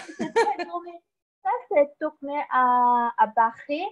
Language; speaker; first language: French; non-native, learner; Chinese